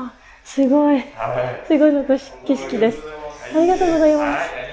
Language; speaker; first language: Japanese; non-native, learner; French